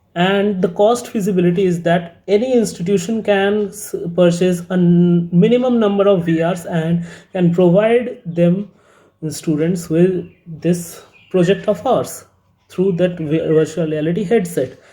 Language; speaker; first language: English; non-native, local second language; Bangla